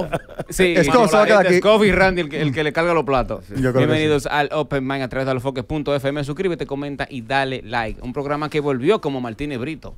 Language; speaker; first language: Spanish; native; Spanish